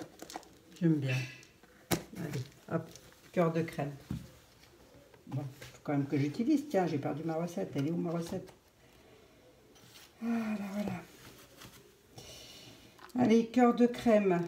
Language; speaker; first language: French; native; French